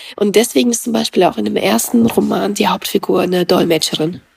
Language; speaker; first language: German; early bilingual, other home language; Russian